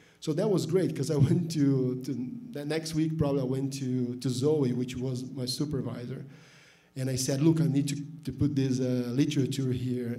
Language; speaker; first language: English; non-native, fluent; Portuguese